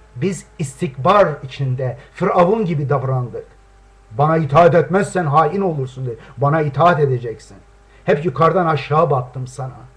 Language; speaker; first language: Turkish; non-native, local second language; Kurdish